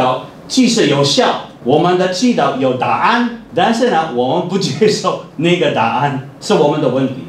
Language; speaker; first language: Chinese; non-native, fluent; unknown